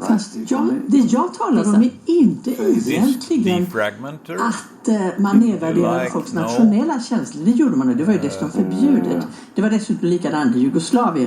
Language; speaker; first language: Swedish; native; Swedish